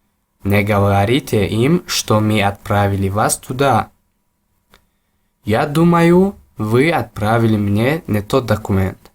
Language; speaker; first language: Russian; non-native, local second language; Tajik